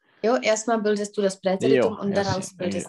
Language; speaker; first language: German; non-native, fluent; Czech